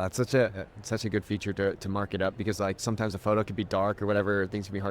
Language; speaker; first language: English; native; English